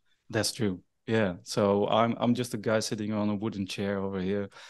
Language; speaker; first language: English; non-native, fluent; Dutch